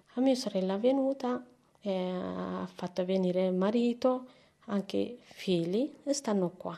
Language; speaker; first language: Italian; non-native, learner; Amharic